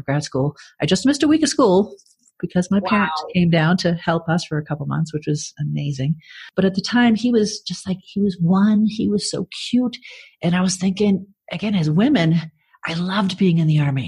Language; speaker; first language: English; native; English